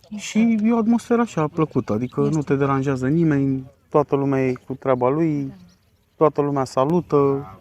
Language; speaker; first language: Romanian; native; Romanian